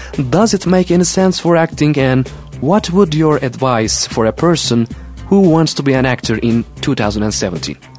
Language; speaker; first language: English; non-native, fluent; Turkish